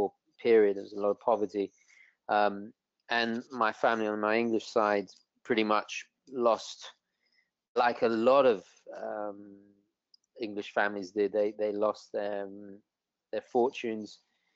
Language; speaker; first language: English; non-native, local second language; Italian